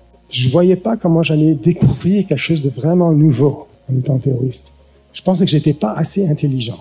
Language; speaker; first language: French; early bilingual, heritage; French